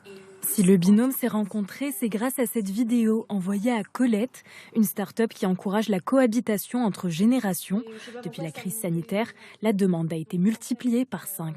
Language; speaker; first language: French; native; French